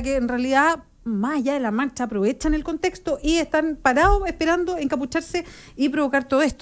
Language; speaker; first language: Spanish; native; Spanish